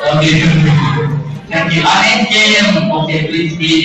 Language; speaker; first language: English; non-native, fluent; Thai